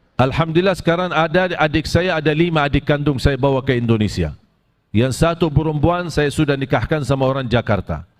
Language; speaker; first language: Malay; non-native, fluent; Arabic